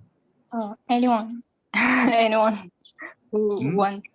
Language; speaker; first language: English; non-native, learner; Indonesian